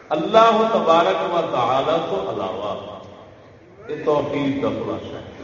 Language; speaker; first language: Urdu; non-native, local second language; Punjabi